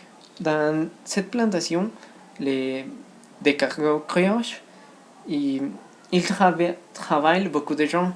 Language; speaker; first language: French; non-native, learner; Spanish